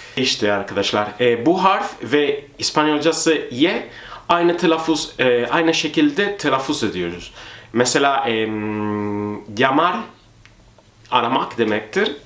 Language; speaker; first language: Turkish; non-native, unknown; Spanish